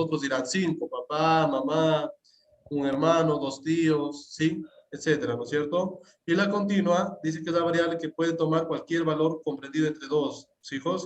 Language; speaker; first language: Spanish; native; Spanish